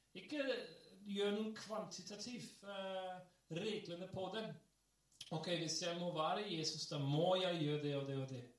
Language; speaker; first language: Norwegian; non-native, fluent; English